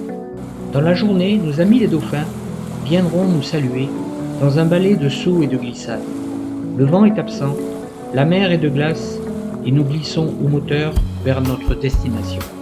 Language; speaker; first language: French; native; French